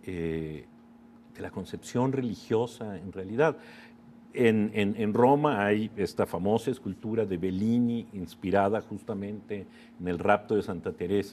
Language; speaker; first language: Spanish; native; Spanish